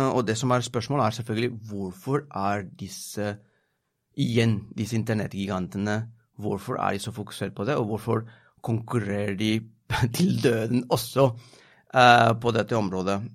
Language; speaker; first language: Norwegian; non-native, fluent; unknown